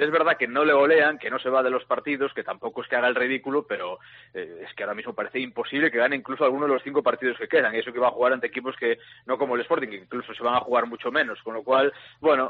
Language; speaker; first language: Spanish; native; Spanish